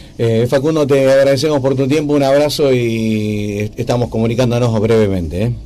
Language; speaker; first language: Spanish; native; Spanish